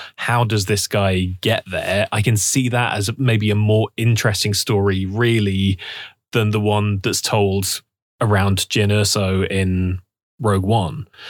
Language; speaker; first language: English; native; English